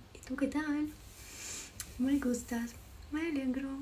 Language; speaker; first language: Spanish; non-native, learner; Ukrainian